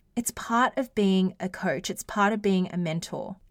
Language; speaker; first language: English; native; English